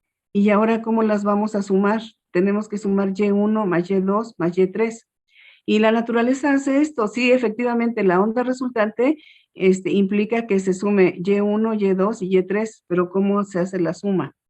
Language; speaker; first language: Spanish; native; Spanish